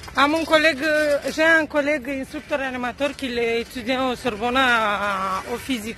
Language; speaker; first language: French; non-native, learner; Romanian